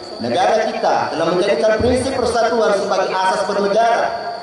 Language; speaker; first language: Indonesian; native; Indonesian